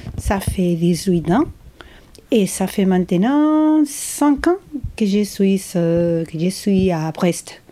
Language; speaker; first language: French; non-native, fluent; Spanish